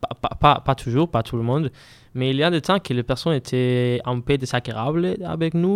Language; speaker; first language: French; non-native, learner; Spanish